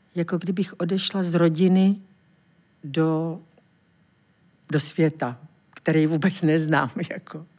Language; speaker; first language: Czech; native; Czech